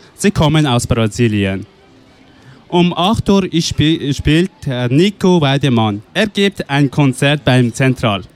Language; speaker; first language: German; non-native, fluent; Persian